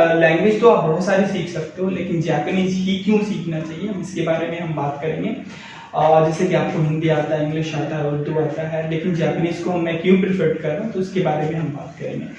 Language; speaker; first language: Hindi; native; Hindi